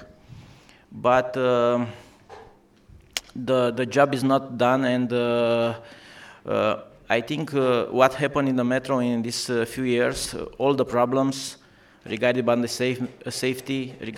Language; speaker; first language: English; non-native, learner; Romanian